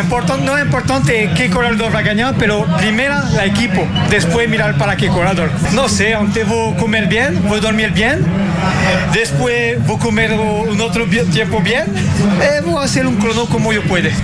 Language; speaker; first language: Portuguese; non-native, learner; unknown